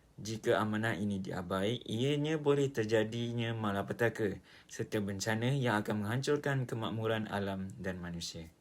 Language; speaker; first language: Malay; native; Malay